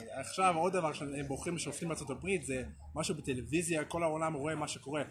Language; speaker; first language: Hebrew; non-native, fluent; English